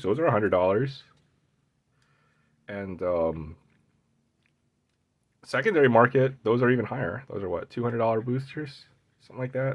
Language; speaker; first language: English; native; English